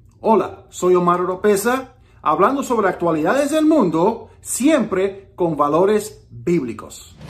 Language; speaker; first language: Spanish; early bilingual, heritage; Spanish